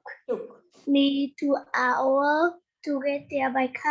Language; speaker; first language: English; non-native, learner; Vietnamese